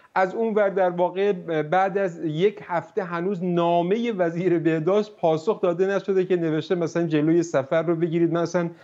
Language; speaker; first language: Persian; native; Persian